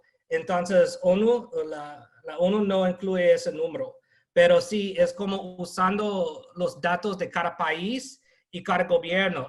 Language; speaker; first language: Spanish; non-native, fluent; English